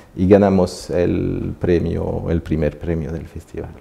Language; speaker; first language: Spanish; non-native, fluent; French